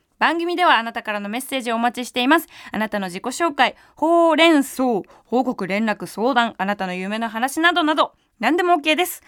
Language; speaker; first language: Japanese; native; Japanese